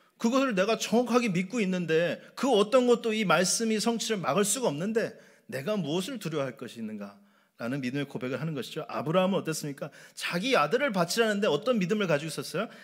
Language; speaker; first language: Korean; native; Korean